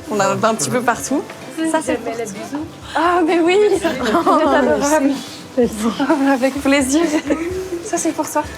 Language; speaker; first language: French; native; French